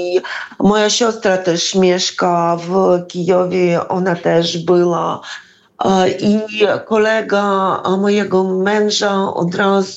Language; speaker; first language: Polish; non-native, fluent; Ukrainian